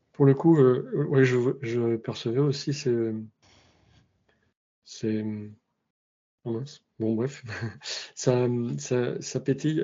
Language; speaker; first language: French; native; French